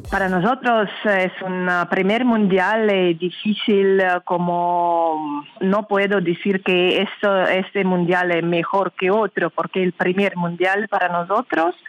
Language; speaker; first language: Spanish; non-native, learner; Russian